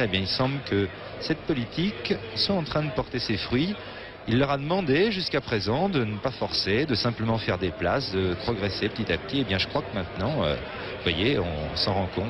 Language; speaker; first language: French; native; French